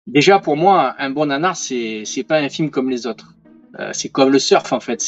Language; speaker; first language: French; native; French